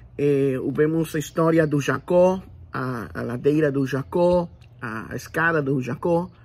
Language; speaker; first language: Portuguese; non-native, fluent; Spanish